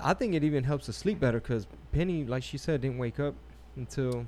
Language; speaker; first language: English; early bilingual, other home language; Spanish